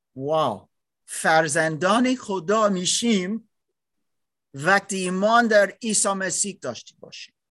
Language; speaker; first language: Persian; non-native, learner; German